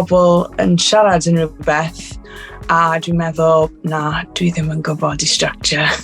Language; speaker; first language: Welsh; non-native, learner; English